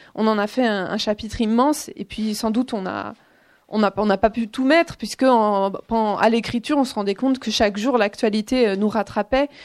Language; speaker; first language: French; native; French